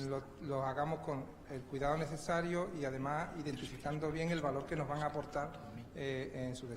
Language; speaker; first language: Spanish; native; Spanish